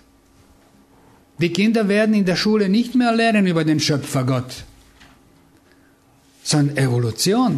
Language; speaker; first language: German; non-native, fluent; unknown